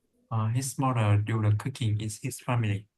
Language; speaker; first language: English; non-native, learner; Vietnamese